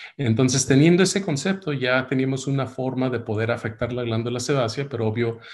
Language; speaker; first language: Spanish; early bilingual, heritage; Spanish